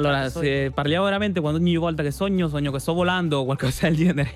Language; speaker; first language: Italian; non-native, fluent; Spanish